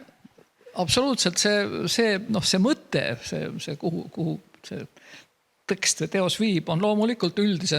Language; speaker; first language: Estonian; native; Estonian